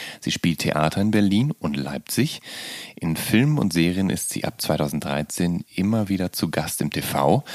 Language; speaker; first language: German; native; German